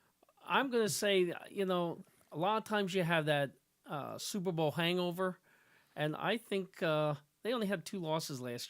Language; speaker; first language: English; native; English